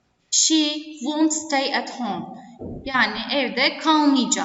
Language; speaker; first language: English; non-native, fluent; Turkish